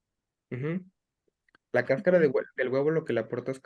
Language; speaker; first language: Spanish; native; Spanish